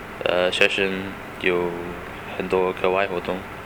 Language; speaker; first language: Chinese; non-native, learner; English